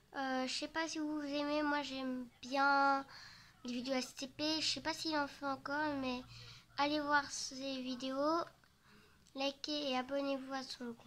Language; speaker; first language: French; native; French